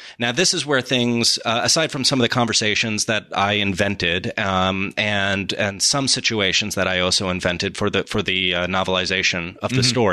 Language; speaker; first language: English; native; English